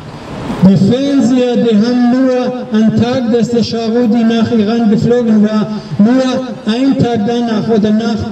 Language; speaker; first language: German; non-native, learner; Persian